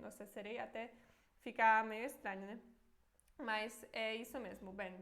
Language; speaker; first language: Portuguese; non-native, fluent; Polish